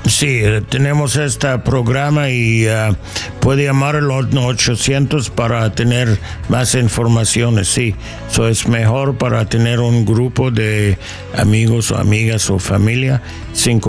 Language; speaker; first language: Spanish; non-native, learner; English